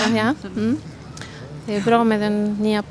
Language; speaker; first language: Swedish; non-native, fluent; Spanish